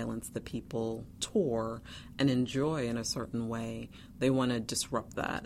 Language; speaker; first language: English; early bilingual, other home language; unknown